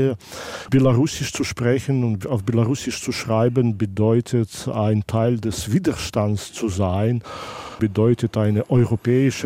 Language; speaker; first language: German; non-native, fluent; Belarusian